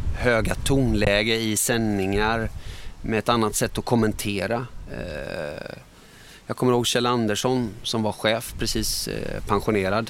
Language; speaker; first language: Swedish; early bilingual, other home language; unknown